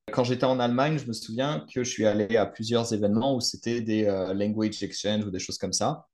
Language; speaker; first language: French; native; French